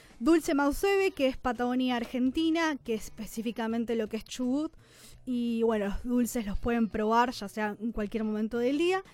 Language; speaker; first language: Spanish; native; Spanish